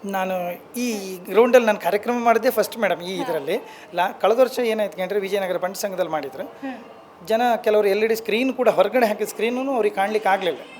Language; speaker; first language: Kannada; native; Kannada